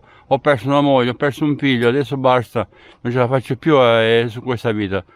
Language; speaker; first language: Italian; native; Italian